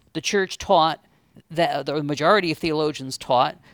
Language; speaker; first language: English; native; English